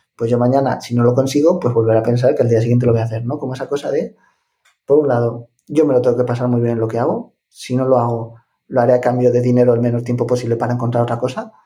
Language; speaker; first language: Spanish; native; Spanish